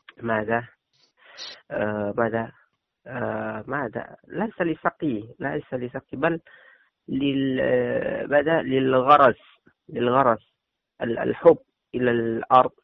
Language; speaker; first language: Arabic; non-native, learner; Indonesian